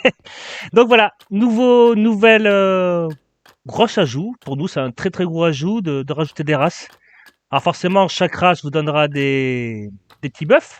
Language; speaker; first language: French; native; French